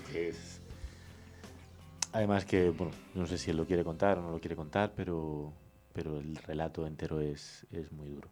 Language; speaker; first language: Spanish; native; Spanish